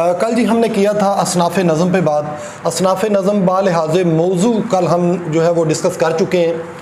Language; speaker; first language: Urdu; non-native, local second language; Punjabi